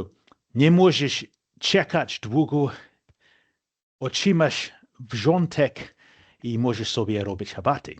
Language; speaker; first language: Polish; non-native, fluent; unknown